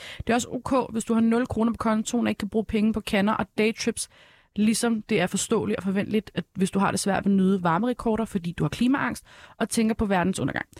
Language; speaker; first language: Danish; early bilingual, other home language; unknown